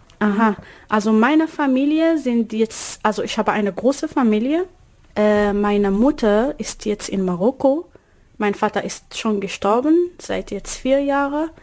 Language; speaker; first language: German; non-native, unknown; Arabic